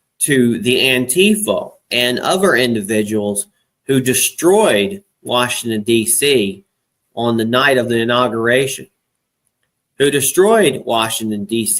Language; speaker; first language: English; native; English